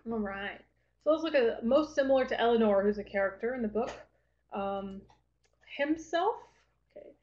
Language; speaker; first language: English; native; English